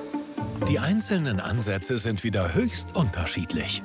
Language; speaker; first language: German; native; German